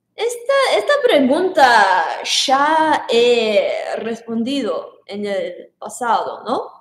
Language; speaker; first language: Spanish; non-native, learner; English